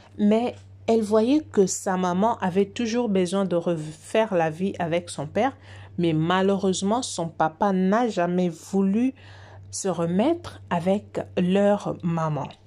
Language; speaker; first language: French; non-native, local second language; Lingala